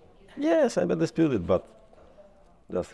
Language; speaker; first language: English; non-native, learner; Ukrainian